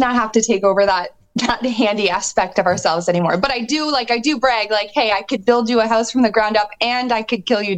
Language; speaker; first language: English; native; English